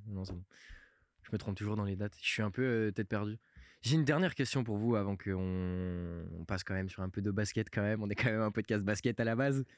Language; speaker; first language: French; early bilingual, other home language; Portuguese